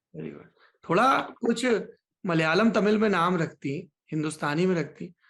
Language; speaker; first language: Hindi; native; Hindi